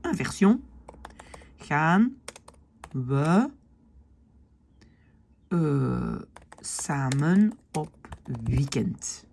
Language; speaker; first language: Dutch; non-native, fluent; French